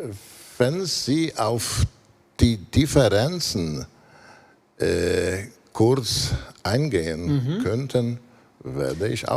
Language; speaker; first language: German; non-native, fluent; Polish